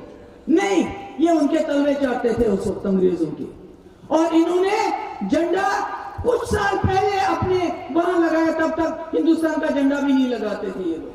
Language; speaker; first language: Urdu; non-native, local second language; Kashmiri